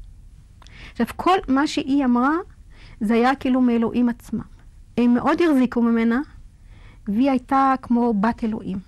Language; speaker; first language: Hebrew; non-native, fluent; Yiddish